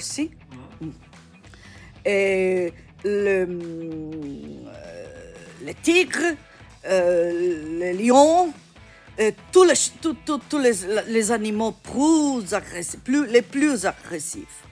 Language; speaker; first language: French; non-native, learner; Italian